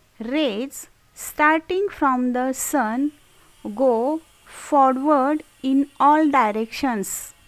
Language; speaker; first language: English; non-native, local second language; Marathi